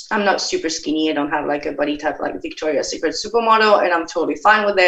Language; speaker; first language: English; non-native, fluent; French